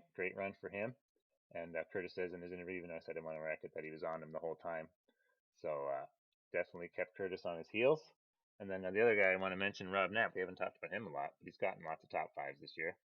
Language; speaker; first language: English; native; English